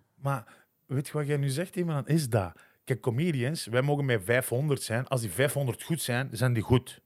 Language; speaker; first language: Dutch; early bilingual, other home language; Turkish